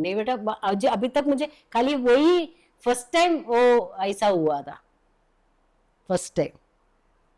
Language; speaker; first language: Hindi; non-native, local second language; Malayalam